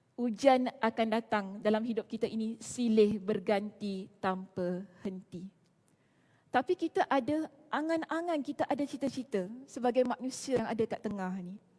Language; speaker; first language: Malay; native; Malay